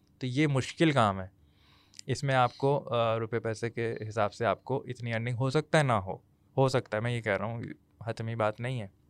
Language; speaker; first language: Urdu; native; Urdu